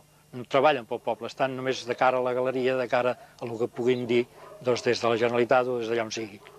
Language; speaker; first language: Catalan; native; Catalan